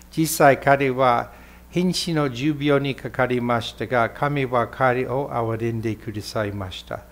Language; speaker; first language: Japanese; non-native, fluent; English